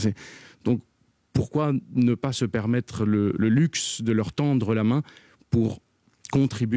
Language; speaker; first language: French; early bilingual, heritage; Spanish